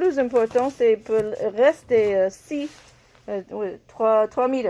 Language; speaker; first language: French; non-native, learner; English